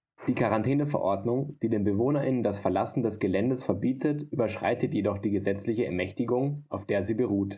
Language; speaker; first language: German; native; German